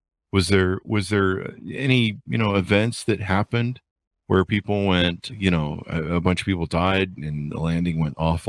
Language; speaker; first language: English; native; English